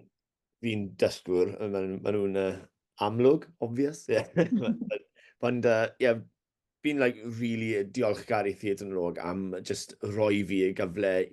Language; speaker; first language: Welsh; non-native, learner; English